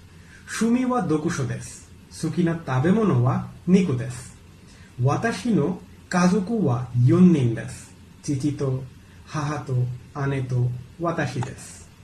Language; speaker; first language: Japanese; non-native, learner; Bangla